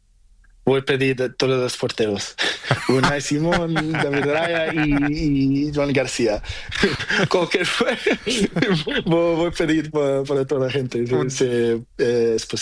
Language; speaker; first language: Spanish; non-native, learner; Portuguese